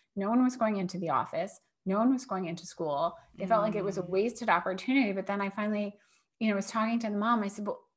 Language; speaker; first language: English; native; English